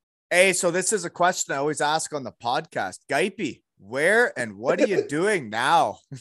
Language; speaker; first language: English; native; English